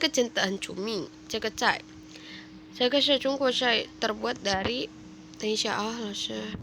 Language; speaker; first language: Chinese; non-native, fluent; Indonesian